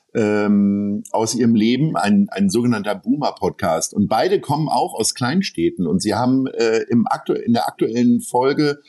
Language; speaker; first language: German; native; German